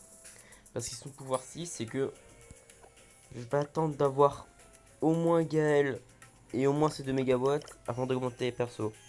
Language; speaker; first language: French; native; French